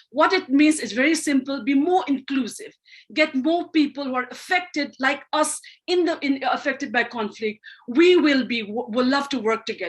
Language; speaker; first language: English; non-native, local second language; Manipuri